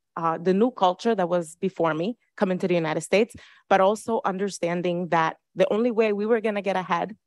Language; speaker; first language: English; early bilingual, other home language; Spanish